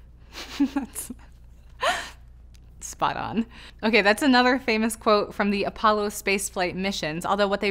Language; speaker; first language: English; native; English